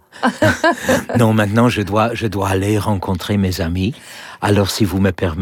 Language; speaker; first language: French; non-native, learner; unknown